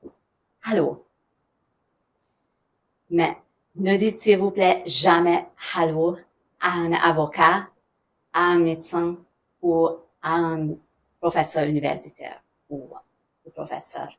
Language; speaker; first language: French; non-native, fluent; German